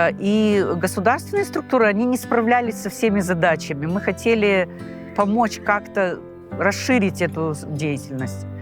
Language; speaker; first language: Russian; non-native, local second language; Gagauz